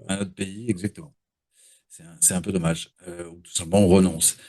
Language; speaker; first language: French; native; French